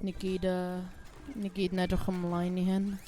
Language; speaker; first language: Welsh; non-native, local second language; English